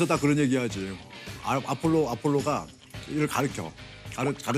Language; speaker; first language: Korean; native; Korean